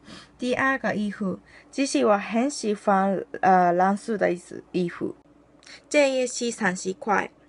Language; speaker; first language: Chinese; non-native, learner; Japanese